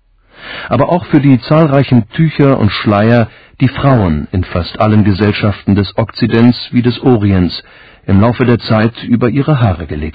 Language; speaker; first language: German; native; German